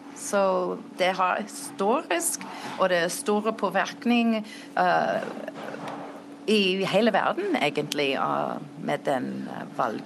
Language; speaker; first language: Norwegian; non-native, learner; English